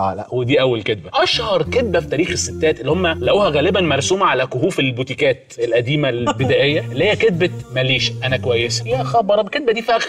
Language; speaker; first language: Arabic; native; Arabic